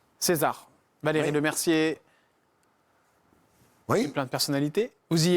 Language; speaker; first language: French; native; French